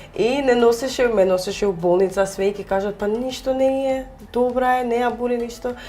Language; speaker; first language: Macedonian; early bilingual, heritage; Macedonian